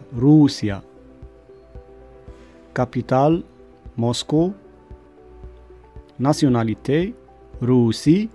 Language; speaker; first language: French; non-native, local second language; Arabic